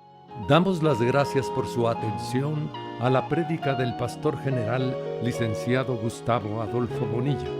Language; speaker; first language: Spanish; native; Spanish